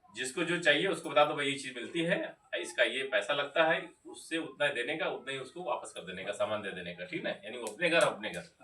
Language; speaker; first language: Hindi; native; Hindi